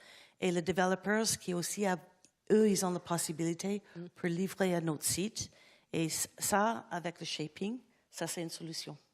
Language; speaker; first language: French; non-native, learner; English